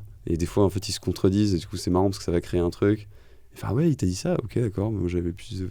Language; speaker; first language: French; native; French